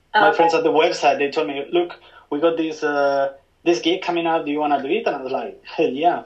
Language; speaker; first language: English; non-native, fluent; Spanish